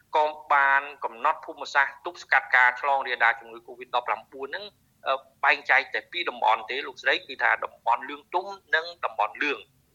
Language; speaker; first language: Khmer; native; Khmer